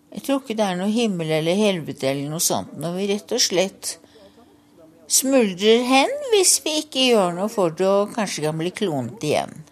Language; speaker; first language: Norwegian; native; Norwegian